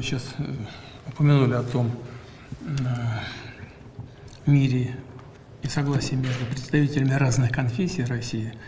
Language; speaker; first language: Russian; native; Russian